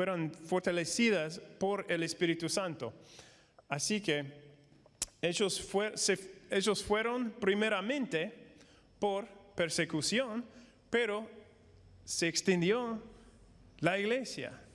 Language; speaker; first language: Spanish; non-native, fluent; English